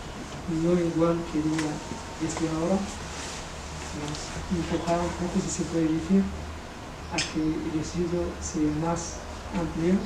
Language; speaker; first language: Spanish; non-native, fluent; Arabic